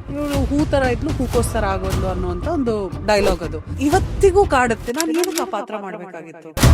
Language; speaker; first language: Kannada; native; Kannada